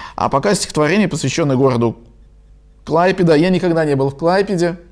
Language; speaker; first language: Russian; native; Russian